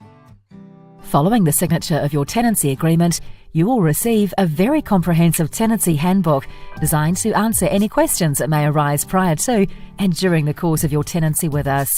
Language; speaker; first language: English; native; English